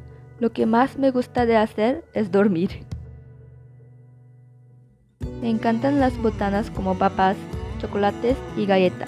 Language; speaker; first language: Spanish; non-native, learner; Korean